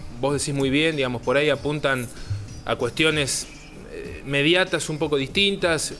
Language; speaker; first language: Spanish; native; Spanish